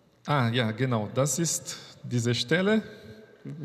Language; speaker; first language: German; non-native, fluent; Portuguese